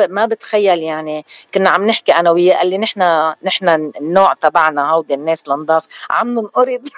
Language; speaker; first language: Arabic; non-native, local second language; Armenian